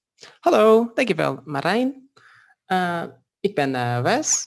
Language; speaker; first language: Dutch; non-native, fluent; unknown